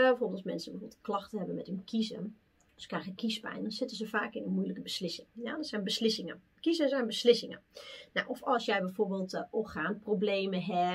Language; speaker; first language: Dutch; native; Dutch